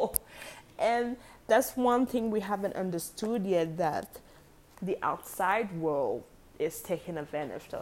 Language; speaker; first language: English; non-native, local second language; French